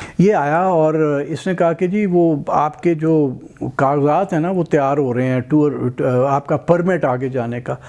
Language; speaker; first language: Urdu; native; Urdu